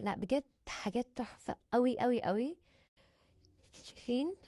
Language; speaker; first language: Arabic; native; Arabic